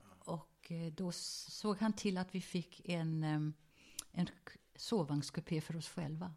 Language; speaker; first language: Swedish; early bilingual, other home language; German